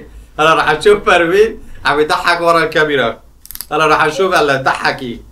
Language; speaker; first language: Arabic; non-native, local second language; Kurdish